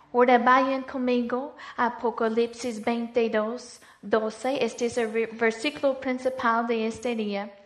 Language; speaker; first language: Spanish; non-native, fluent; English